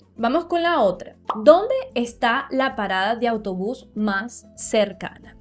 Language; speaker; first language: Spanish; non-native, fluent; Portuguese